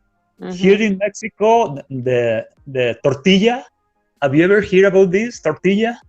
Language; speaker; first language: English; non-native, fluent; Spanish